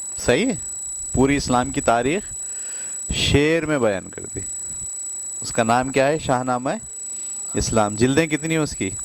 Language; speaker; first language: Urdu; native; Urdu